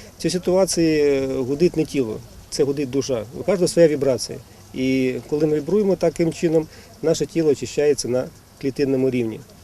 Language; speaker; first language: Ukrainian; non-native, local second language; Russian